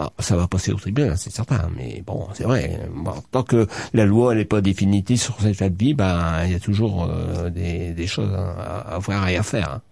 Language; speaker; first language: French; native; French